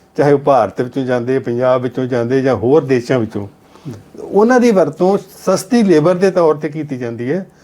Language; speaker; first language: Punjabi; native; Punjabi